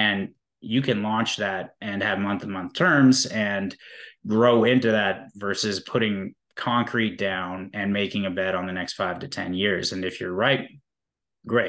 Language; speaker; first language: English; native; English